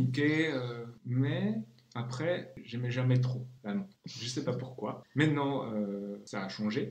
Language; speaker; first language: French; non-native, fluent; Czech